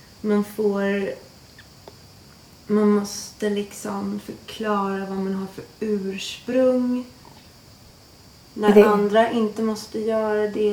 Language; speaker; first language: Swedish; early bilingual, other home language; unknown